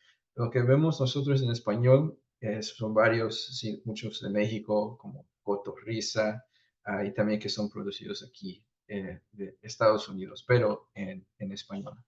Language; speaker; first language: Spanish; early bilingual, heritage; Spanish